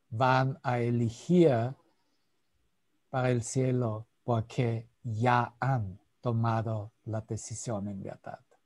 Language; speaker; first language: Spanish; non-native, fluent; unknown